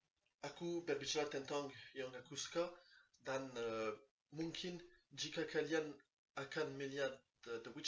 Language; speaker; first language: Indonesian; non-native, learner; French